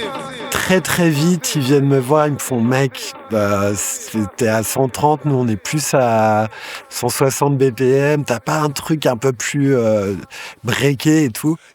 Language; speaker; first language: French; native; French